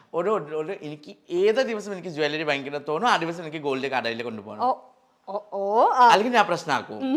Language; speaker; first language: Malayalam; non-native, fluent; Assamese